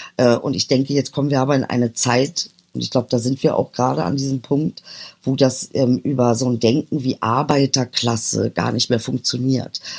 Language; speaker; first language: German; early bilingual, other home language; Turkish